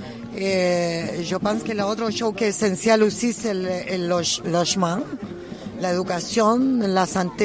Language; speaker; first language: French; non-native, learner; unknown